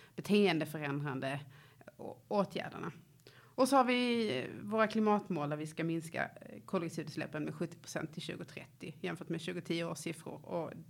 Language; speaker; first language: Swedish; native; Swedish